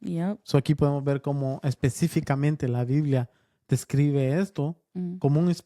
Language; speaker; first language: Spanish; early bilingual, heritage; Spanish